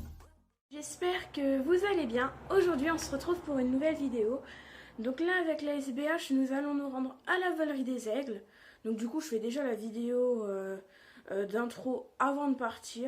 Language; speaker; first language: French; native; French